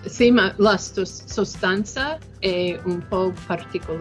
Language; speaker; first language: Italian; non-native, learner; English